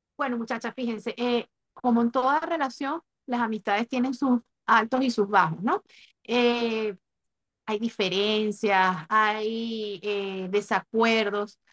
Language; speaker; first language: Spanish; native; Spanish